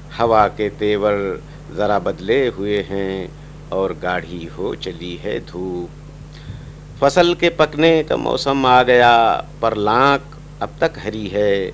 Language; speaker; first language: Hindi; native; Hindi